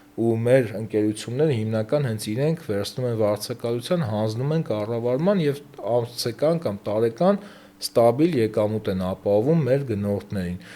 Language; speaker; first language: Armenian; native; Armenian